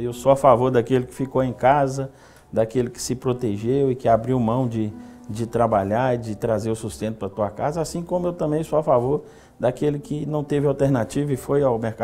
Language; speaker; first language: Portuguese; native; Portuguese